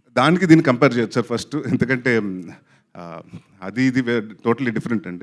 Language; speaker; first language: Telugu; native; Telugu